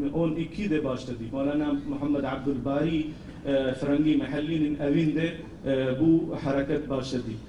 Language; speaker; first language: Turkish; non-native, fluent; Urdu